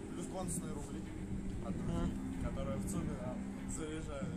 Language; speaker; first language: Russian; native; Russian